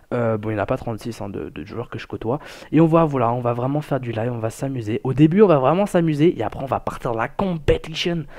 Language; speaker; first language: French; native; French